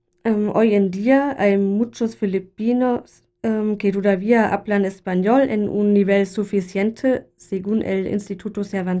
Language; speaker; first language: Spanish; non-native, learner; German